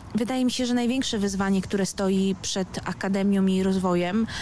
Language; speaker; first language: Polish; early bilingual, other home language; Italian